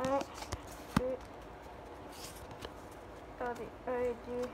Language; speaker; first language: French; native; French